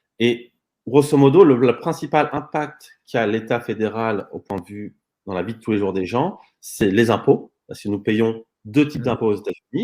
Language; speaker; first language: French; native; French